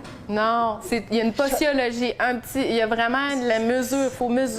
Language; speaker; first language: French; native; French